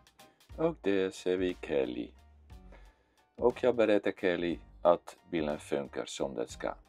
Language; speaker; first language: Swedish; non-native, fluent; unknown